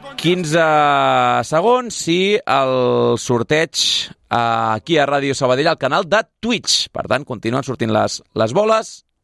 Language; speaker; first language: Catalan; native; Catalan